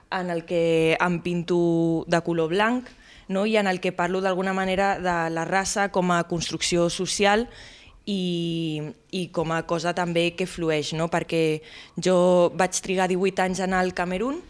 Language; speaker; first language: Catalan; non-native, local second language; Spanish